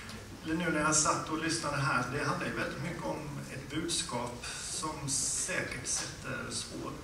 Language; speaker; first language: Swedish; native; Swedish